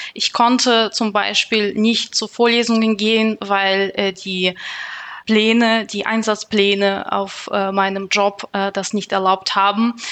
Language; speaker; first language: German; non-native, fluent; Russian